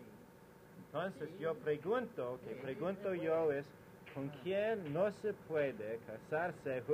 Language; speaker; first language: Spanish; non-native, learner; English